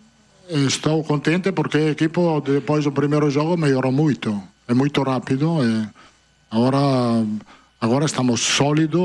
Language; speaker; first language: Portuguese; non-native, fluent; Italian